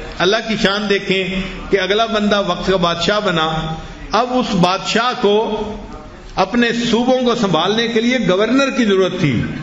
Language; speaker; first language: Urdu; non-native, local second language; Punjabi